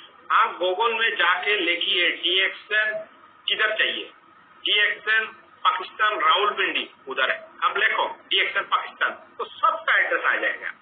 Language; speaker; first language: Hindi; non-native, fluent; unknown